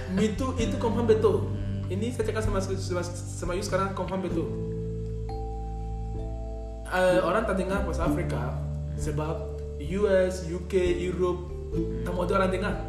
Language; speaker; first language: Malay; non-native, learner; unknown